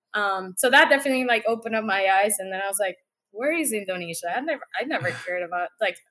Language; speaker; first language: English; non-native, fluent; Spanish